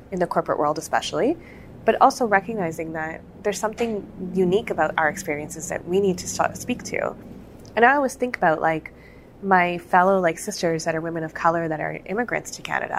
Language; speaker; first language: English; native; English